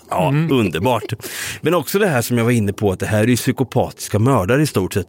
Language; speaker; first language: Swedish; native; Swedish